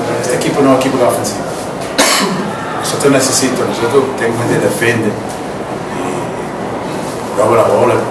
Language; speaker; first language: Spanish; non-native, learner; English